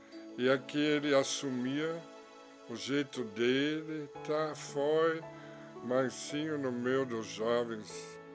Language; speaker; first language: Portuguese; non-native, fluent; German